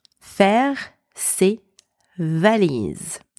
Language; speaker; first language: French; native; French